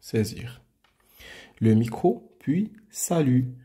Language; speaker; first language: French; non-native, local second language; Arabic